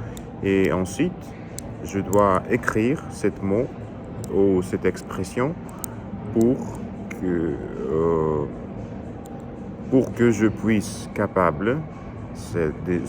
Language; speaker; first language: French; non-native, learner; Russian